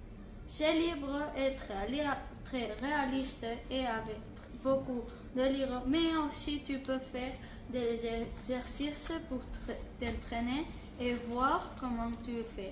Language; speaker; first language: French; non-native, learner; Catalan